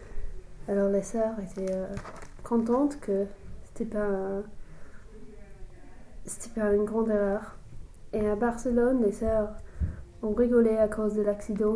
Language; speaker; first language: French; non-native, learner; English